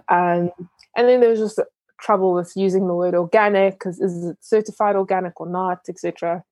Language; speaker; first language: English; early bilingual, other home language; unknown